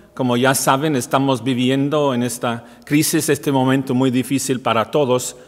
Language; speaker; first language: Spanish; non-native, fluent; English